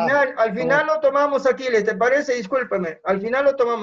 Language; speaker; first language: Spanish; native; Spanish